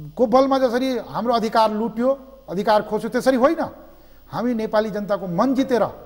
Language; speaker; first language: Nepali; non-native, local second language; Maithili